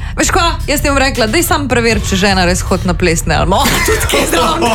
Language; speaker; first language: Slovenian; native; Slovenian